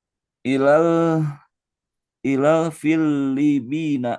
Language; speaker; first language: Arabic; non-native, learner; Indonesian